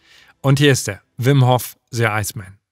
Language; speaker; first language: German; native; German